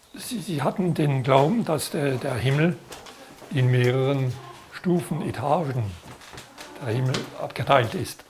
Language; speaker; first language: German; non-native, fluent; French